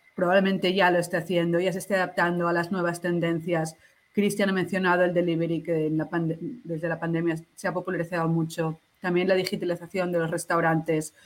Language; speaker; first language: Spanish; native; Spanish